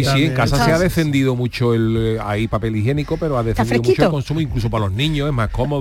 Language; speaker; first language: Spanish; native; Spanish